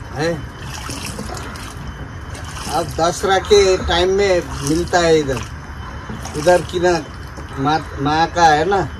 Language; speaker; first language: Hindi; non-native, learner; Nepali